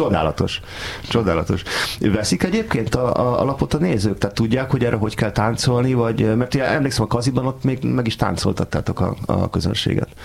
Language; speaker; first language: Hungarian; native; Hungarian